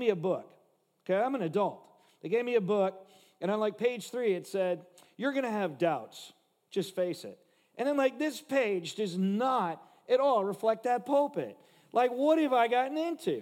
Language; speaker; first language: English; native; English